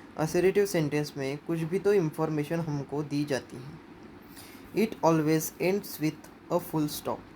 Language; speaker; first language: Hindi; non-native, local second language; Marathi